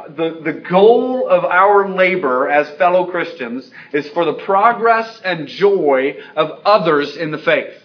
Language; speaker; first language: English; native; English